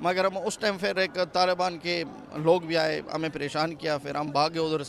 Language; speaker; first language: Hindi; non-native, fluent; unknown